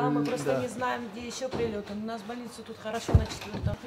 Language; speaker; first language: Russian; native; Russian